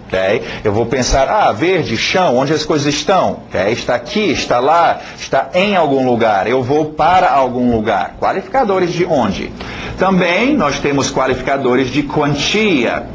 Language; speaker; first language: Portuguese; native; Portuguese